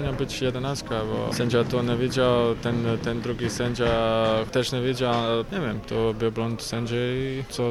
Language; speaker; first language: Polish; non-native, fluent; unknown